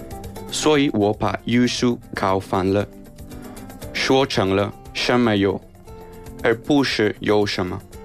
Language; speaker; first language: Chinese; non-native, fluent; Spanish